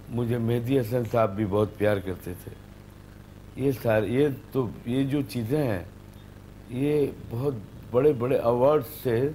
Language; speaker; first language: Hindi; non-native, local second language; Urdu